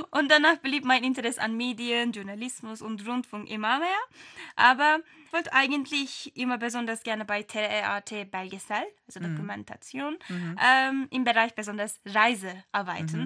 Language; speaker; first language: German; non-native, learner; Turkish